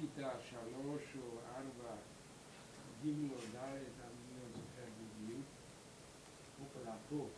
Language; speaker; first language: Hebrew; non-native, learner; German